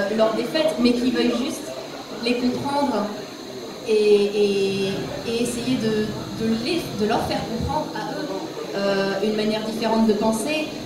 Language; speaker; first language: French; native; French